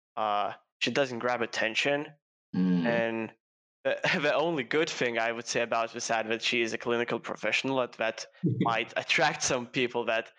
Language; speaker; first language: English; non-native, fluent; Lithuanian